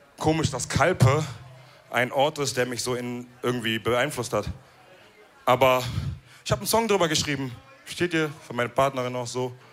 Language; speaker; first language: German; early bilingual, other home language; Wolof